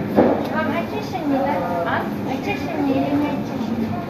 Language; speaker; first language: Russian; non-native, fluent; Tajik